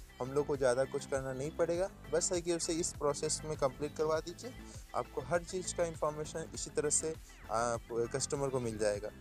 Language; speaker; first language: Hindi; native; Hindi